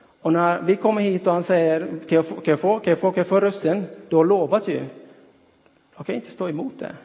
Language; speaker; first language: Swedish; non-native, fluent; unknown